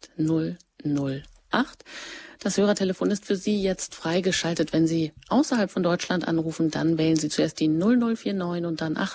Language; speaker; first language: German; native; German